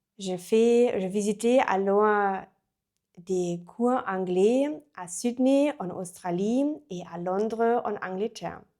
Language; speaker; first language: French; non-native, learner; German